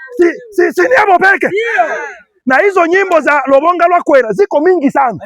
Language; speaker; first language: Swahili; non-native, local second language; Lingala